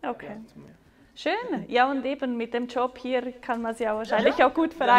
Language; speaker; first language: German; native; German